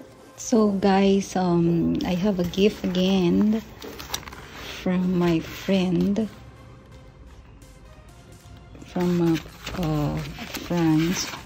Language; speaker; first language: English; non-native, learner; Filipino